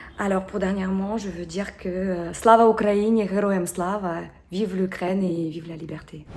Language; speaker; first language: French; non-native, fluent; Ukrainian